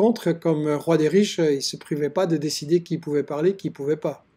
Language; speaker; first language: French; native; French